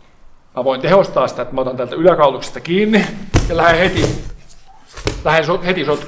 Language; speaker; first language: Finnish; native; Finnish